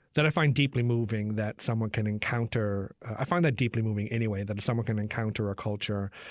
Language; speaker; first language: English; native; English